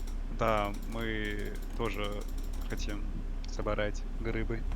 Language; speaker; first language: Russian; non-native, learner; English